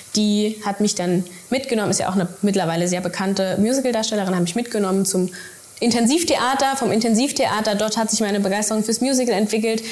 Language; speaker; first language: German; native; German